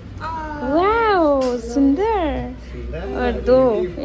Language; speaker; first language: Hindi; non-native, local second language; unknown